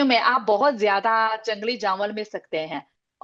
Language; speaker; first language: Hindi; non-native, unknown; Chinese